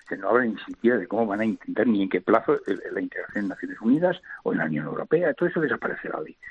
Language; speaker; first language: Spanish; non-native, local second language; Catalan